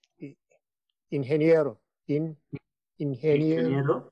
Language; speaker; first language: Spanish; non-native, learner; Turkish